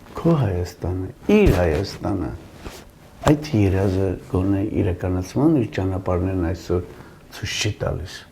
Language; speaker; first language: Armenian; native; Armenian